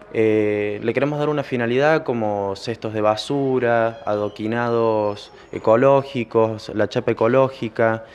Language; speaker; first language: Spanish; native; Spanish